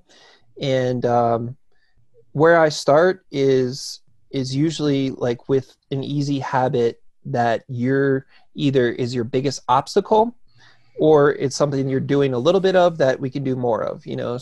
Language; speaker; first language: English; native; English